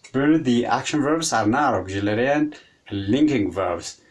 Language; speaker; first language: English; non-native, local second language; Amharic